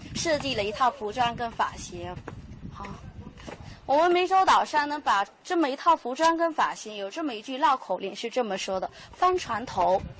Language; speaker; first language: Chinese; native; Chinese